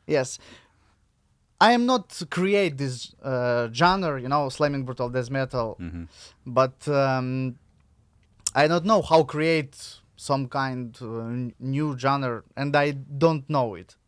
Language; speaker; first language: English; non-native, learner; Russian